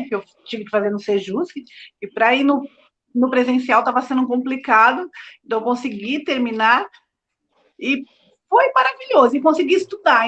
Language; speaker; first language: Portuguese; native; Portuguese